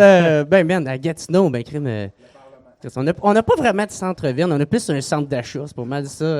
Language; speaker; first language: French; native; French